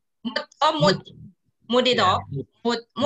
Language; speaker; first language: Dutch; non-native, learner; Indonesian